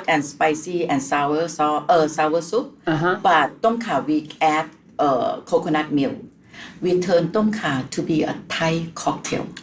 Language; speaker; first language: English; non-native, learner; Thai